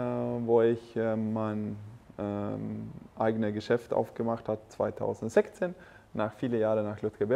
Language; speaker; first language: German; non-native, fluent; Swedish